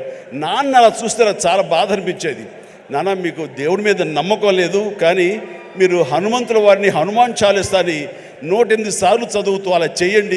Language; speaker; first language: Telugu; native; Telugu